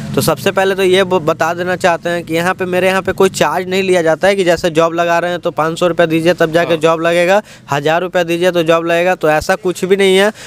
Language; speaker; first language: Hindi; native; Hindi